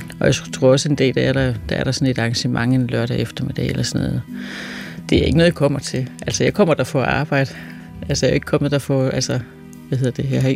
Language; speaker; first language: Danish; native; Danish